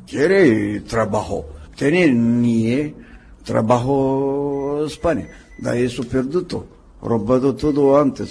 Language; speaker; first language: Spanish; non-native, learner; Romanian